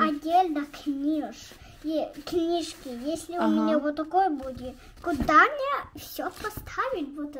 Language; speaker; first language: Russian; early bilingual, heritage; Russian